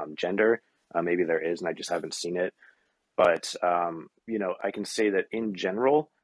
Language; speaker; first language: English; native; English